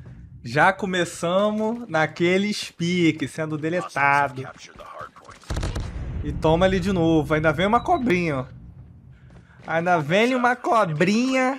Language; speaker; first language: Portuguese; native; Portuguese